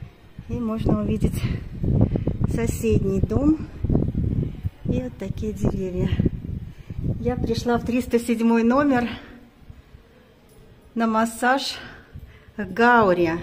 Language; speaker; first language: Russian; native; Russian